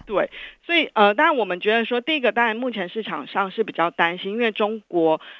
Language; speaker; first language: Chinese; native; Chinese